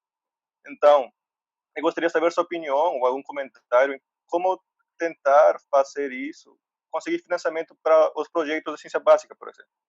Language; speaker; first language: Portuguese; non-native, fluent; Spanish